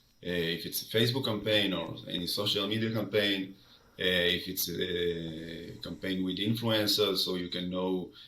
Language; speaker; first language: English; non-native, fluent; Hebrew